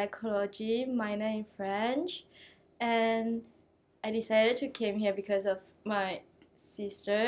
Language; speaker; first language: English; non-native, local second language; Chinese